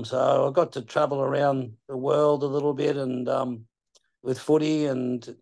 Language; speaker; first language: English; native; English